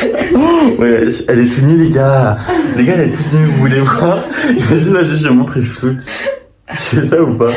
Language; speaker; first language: French; native; French